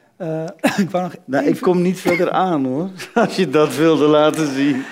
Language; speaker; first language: Dutch; early bilingual, other home language; Arabic